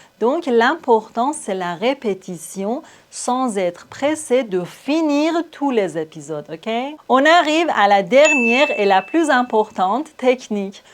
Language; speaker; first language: French; non-native, fluent; Persian